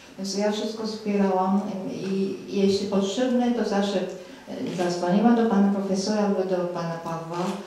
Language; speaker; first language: Polish; non-native, fluent; Japanese